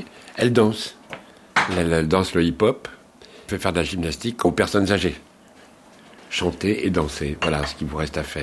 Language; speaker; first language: French; native; French